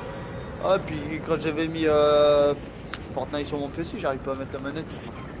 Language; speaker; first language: French; native; French